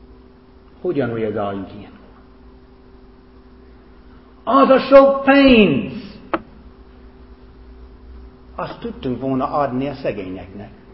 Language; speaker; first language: Hungarian; non-native, fluent; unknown